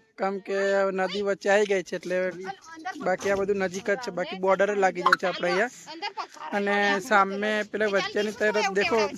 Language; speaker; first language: Gujarati; non-native, local second language; Rathawi